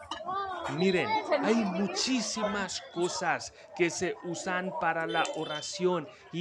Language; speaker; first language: Spanish; non-native, fluent; Hindi